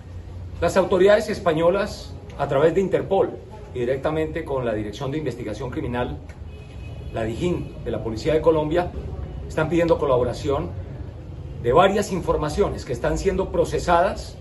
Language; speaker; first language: Spanish; native; Spanish